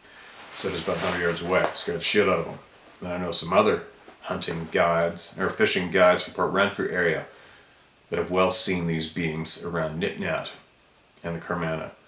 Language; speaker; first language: English; native; English